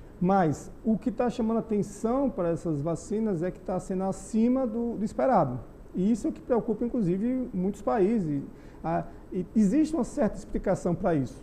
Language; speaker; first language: Portuguese; native; Portuguese